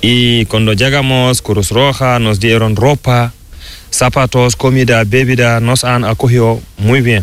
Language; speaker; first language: Spanish; non-native, learner; Fula